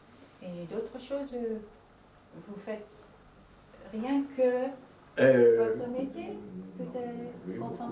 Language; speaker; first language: French; non-native, fluent; Dutch